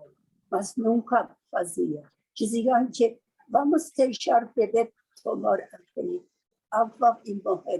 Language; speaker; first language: Portuguese; non-native, learner; Persian